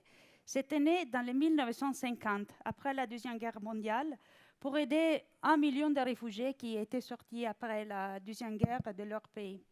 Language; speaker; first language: French; non-native, fluent; Italian